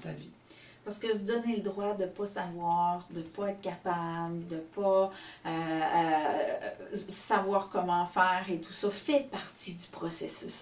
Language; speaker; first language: French; native; French